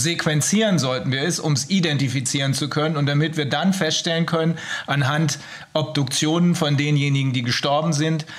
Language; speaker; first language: German; native; German